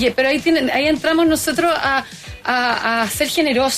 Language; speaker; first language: Spanish; native; Spanish